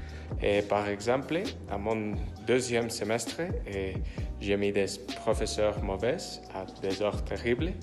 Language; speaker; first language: French; non-native, learner; Spanish